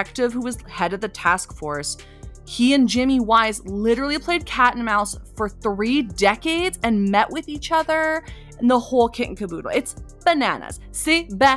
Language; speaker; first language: English; native; English